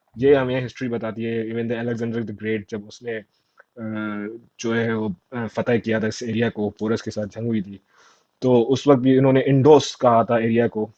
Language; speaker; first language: Urdu; non-native, local second language; Sindhi